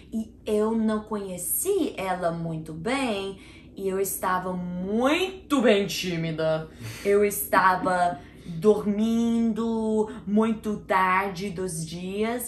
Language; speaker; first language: Portuguese; non-native, learner; English